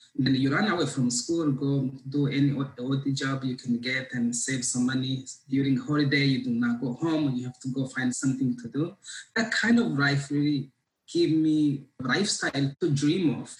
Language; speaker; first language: English; non-native, local second language; Kinyarwanda